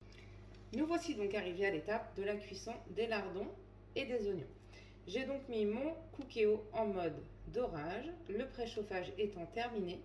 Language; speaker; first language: French; native; French